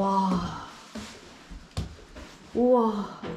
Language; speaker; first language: Korean; native; Korean